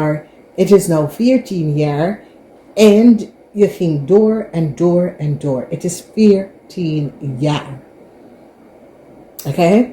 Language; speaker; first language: Dutch; non-native, fluent; English